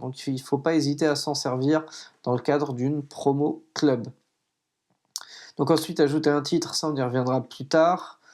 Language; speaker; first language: French; native; French